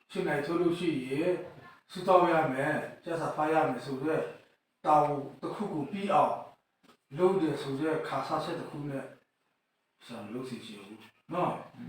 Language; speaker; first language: Burmese; non-native, local second language; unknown